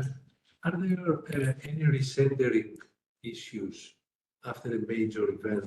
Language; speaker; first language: English; non-native, fluent; Greek